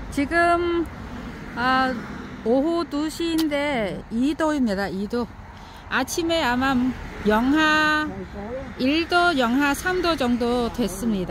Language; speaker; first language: Korean; non-native, learner; Vietnamese